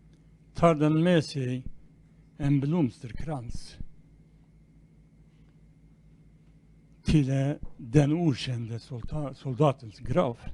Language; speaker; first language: Swedish; non-native, fluent; Kurdish